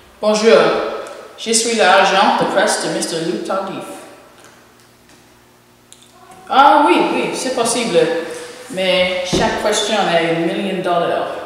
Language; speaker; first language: French; non-native, learner; English